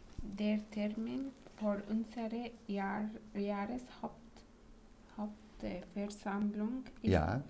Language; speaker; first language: German; non-native, learner; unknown